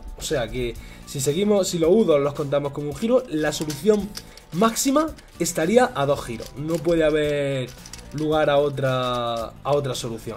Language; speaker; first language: Spanish; native; Spanish